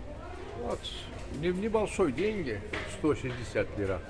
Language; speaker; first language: Russian; non-native, learner; Turkish